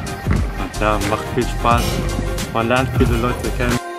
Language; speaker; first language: German; non-native, local second language; Luxembourgish